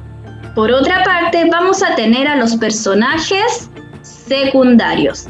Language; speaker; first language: Spanish; native; Spanish